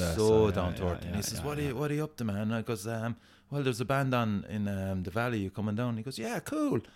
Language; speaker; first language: English; native; English